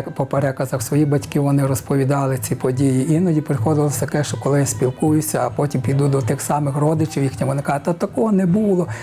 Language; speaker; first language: Ukrainian; native; Ukrainian